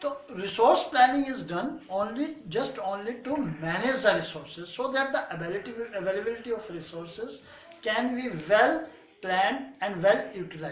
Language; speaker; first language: English; non-native, local second language; Hindi